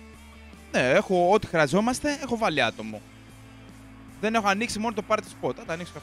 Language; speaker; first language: Greek; native; Greek